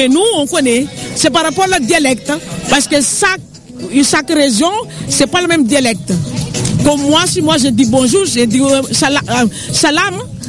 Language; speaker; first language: French; non-native, local second language; Malagasy